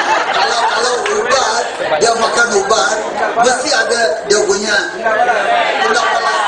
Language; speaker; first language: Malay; non-native, local second language; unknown